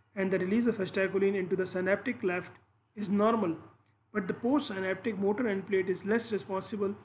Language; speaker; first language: English; non-native, local second language; Urdu